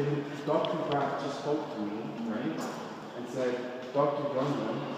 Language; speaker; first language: English; native; English